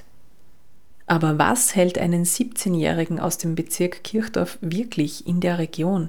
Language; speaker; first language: German; native; German